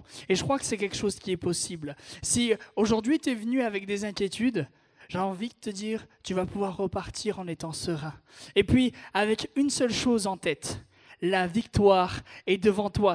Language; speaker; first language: French; native; French